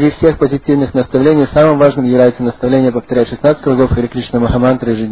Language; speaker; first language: Russian; native; Russian